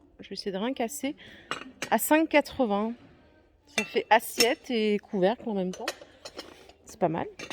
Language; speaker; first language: French; native; French